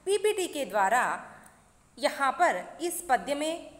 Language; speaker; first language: Hindi; non-native, local second language; Kannada